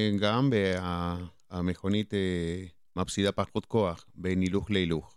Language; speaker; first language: Hebrew; non-native, fluent; Spanish